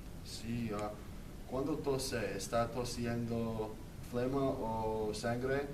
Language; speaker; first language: Spanish; non-native, learner; English